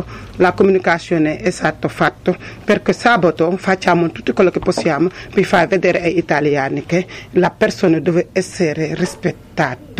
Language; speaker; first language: Italian; non-native, learner; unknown